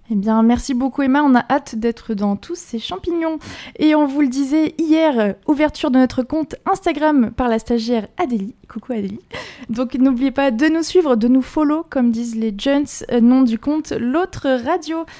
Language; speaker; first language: French; native; French